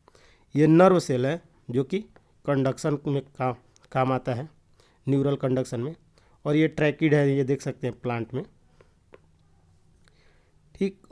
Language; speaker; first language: Hindi; native; Hindi